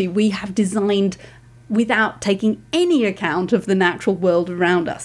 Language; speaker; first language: English; native; English